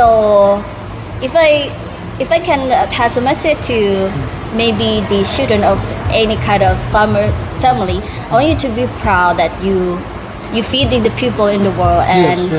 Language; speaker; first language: English; non-native, learner; Thai